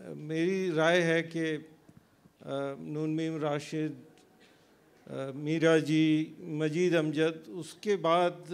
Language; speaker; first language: Urdu; non-native, local second language; Baluchi